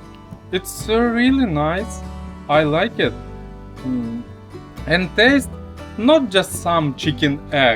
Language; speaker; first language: English; non-native, learner; Russian